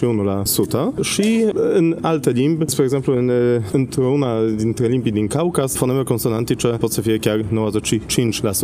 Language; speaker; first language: Romanian; non-native, fluent; Polish